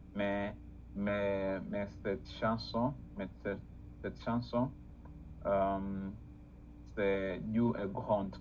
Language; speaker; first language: French; non-native, learner; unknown